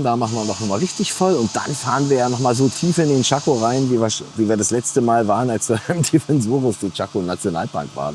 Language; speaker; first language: German; native; German